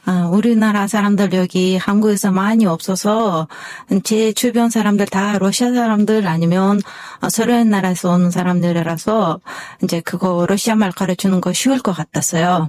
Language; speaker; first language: Korean; non-native, fluent; Kyrgyz